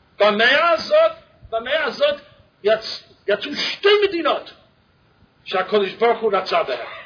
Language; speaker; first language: Hebrew; non-native, fluent; English